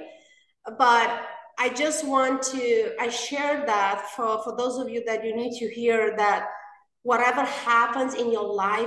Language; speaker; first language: English; non-native, fluent; Romanian